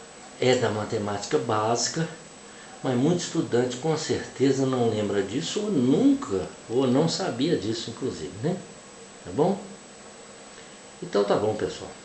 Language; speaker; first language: Portuguese; native; Portuguese